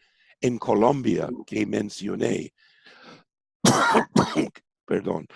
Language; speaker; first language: Spanish; non-native, fluent; English